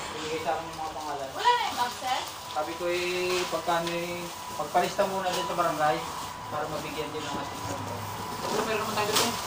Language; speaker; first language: Filipino; native; Filipino